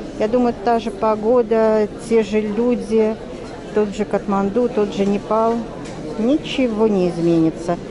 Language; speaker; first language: Russian; native; Russian